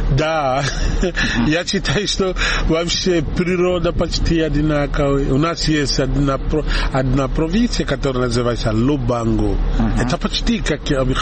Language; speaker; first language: Russian; non-native, learner; Portuguese